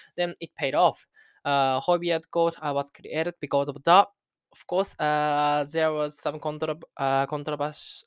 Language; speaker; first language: English; non-native, learner; Japanese